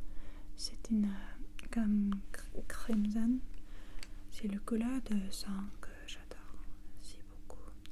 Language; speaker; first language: French; non-native, learner; English